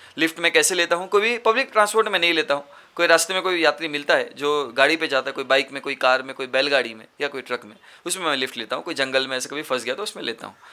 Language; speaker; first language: Hindi; native; Hindi